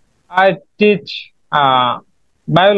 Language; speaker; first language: English; non-native, learner; Bangla